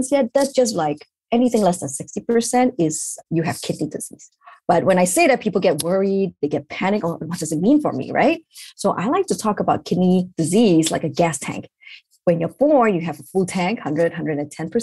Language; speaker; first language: English; non-native, local second language; Chinese